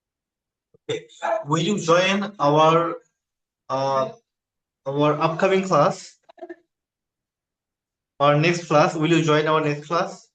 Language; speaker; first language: English; non-native, learner; Bangla